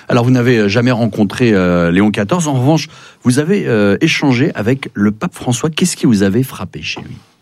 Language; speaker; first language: French; native; French